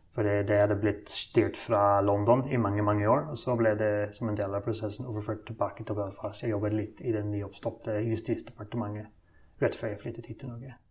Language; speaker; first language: Norwegian; non-native, fluent; English